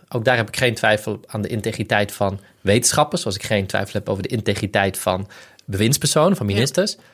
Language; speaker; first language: Dutch; native; Dutch